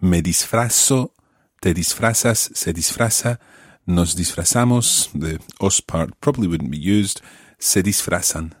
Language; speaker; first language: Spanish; non-native, fluent; English